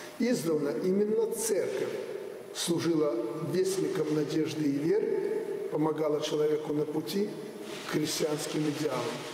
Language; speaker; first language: Russian; native; Russian